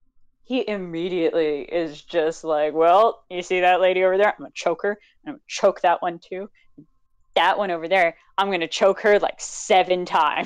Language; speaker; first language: English; native; English